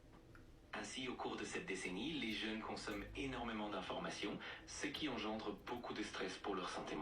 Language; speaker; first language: French; non-native, learner; Nepali